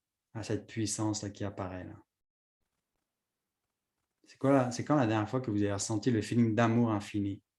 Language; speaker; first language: French; native; French